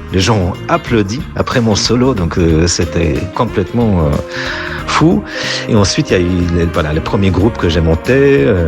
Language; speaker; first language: French; non-native, fluent; Polish